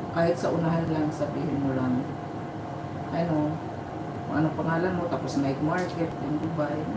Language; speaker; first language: Filipino; non-native, local second language; Waray